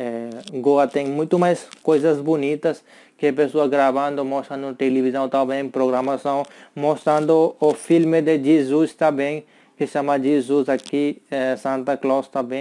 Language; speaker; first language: Portuguese; non-native, learner; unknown